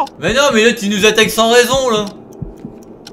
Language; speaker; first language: French; native; French